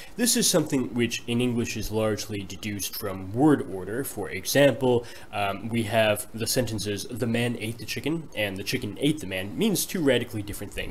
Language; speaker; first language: English; native; English